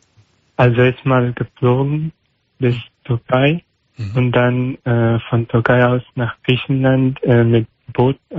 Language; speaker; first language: German; non-native, learner; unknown